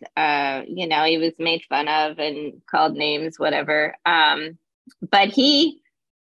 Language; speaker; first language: English; native; English